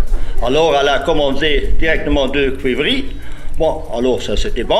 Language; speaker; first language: French; non-native, local second language; Luxembourgish